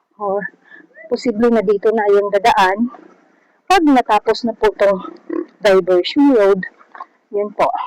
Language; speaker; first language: Filipino; non-native, local second language; Aklanon